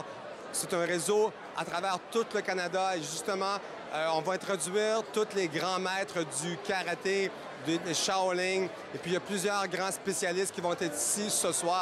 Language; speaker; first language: French; native; French